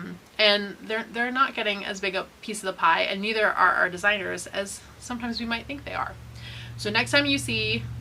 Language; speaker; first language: English; native; English